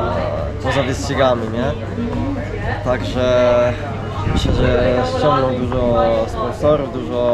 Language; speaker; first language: Polish; non-native, fluent; Italian